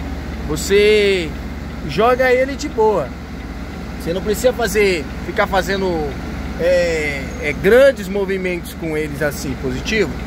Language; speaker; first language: Portuguese; native; Portuguese